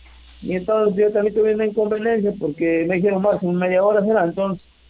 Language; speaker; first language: Spanish; native; Spanish